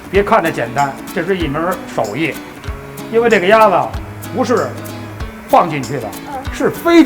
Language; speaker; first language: Chinese; native; Chinese